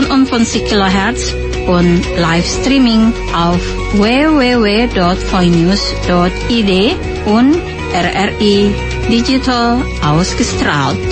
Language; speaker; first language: German; non-native, fluent; Indonesian